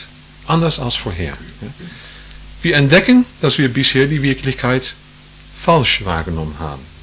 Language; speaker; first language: German; non-native, fluent; English